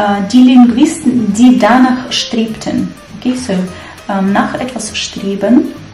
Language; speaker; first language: German; non-native, fluent; Russian